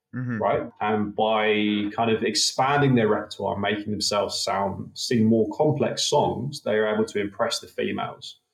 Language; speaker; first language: English; native; English